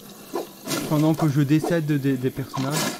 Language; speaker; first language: French; native; French